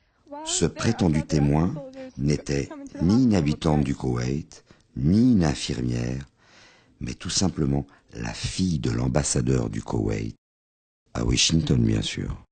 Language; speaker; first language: French; native; French